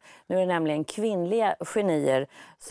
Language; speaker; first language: Swedish; native; Swedish